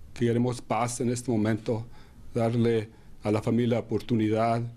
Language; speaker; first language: Spanish; early bilingual, heritage; Spanish